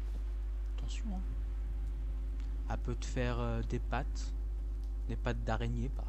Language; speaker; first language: French; native; French